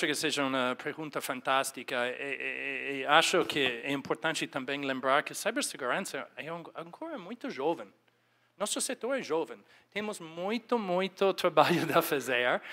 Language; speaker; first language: Portuguese; non-native, fluent; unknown